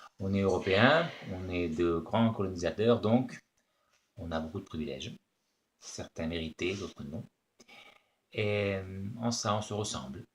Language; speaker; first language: French; early bilingual, other home language; Spanish